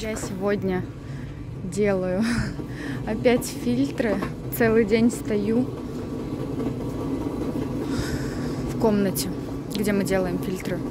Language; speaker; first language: Russian; native; Russian